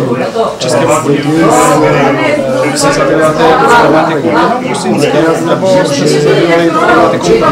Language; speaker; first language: Czech; non-native, learner; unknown